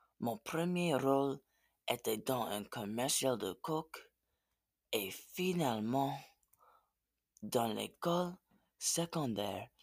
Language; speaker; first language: French; non-native, learner; English